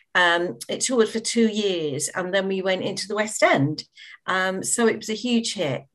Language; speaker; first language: English; native; English